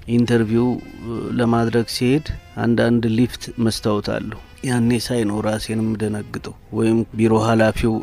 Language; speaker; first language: Amharic; native; Amharic